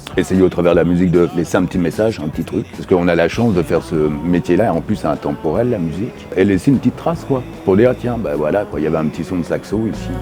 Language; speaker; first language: French; native; French